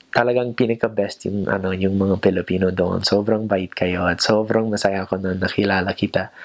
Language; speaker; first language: Filipino; non-native, fluent; English